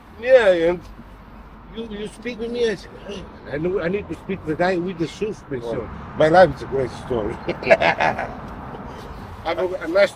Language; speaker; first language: English; non-native, learner; Portuguese